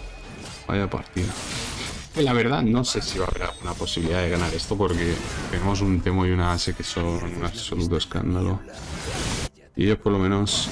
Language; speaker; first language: Spanish; native; Spanish